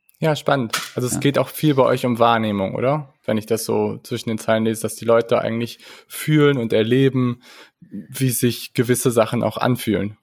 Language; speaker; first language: German; native; German